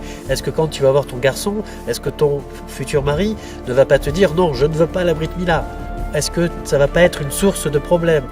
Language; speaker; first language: French; native; French